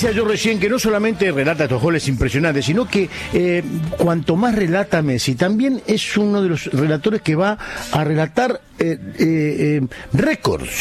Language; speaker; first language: Spanish; native; Spanish